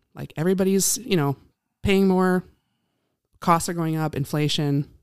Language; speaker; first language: English; native; English